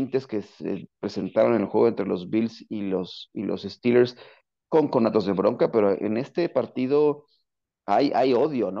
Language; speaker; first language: Spanish; native; Spanish